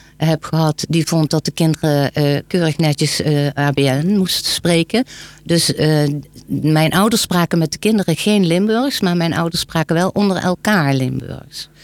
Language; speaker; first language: Dutch; native; Dutch